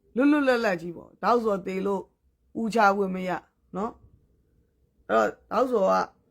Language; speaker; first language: Burmese; native; Burmese